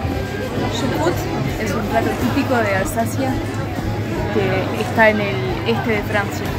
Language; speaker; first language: Spanish; non-native, fluent; French